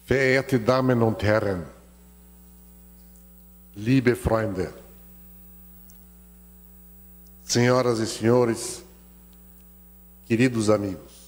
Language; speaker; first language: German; early bilingual, heritage; German